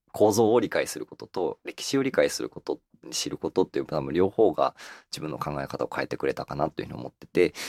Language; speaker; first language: Japanese; native; Japanese